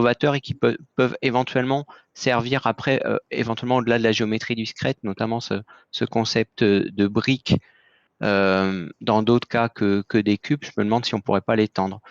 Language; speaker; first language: French; native; French